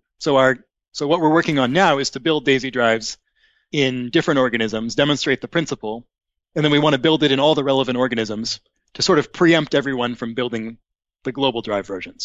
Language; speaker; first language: English; native; English